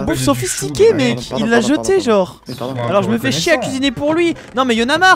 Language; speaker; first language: French; native; French